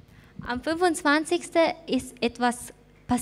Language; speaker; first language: German; non-native, fluent; Thai